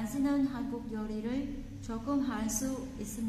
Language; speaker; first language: Korean; non-native, fluent; Vietnamese